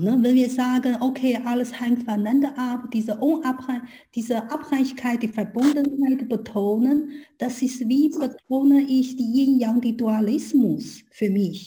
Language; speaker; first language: German; non-native, learner; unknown